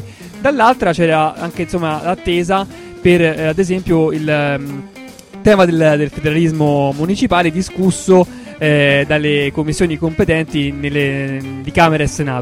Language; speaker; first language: Italian; native; Italian